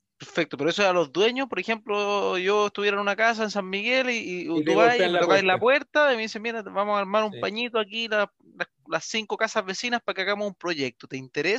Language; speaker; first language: Spanish; native; Spanish